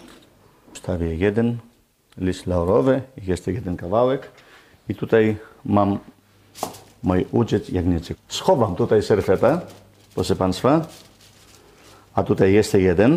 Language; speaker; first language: Polish; non-native, learner; Greek